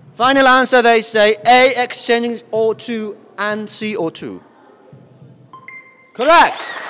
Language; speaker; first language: English; non-native, fluent; Central Kurdish